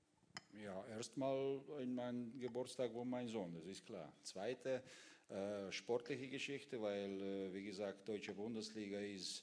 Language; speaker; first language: German; non-native, fluent; Russian